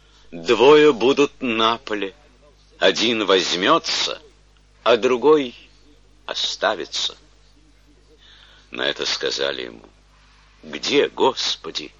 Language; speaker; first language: Russian; native; Russian